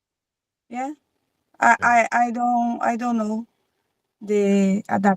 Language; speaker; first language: English; non-native, learner; Portuguese